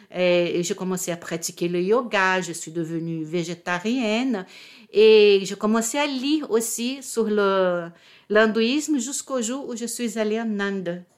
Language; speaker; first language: French; non-native, fluent; Portuguese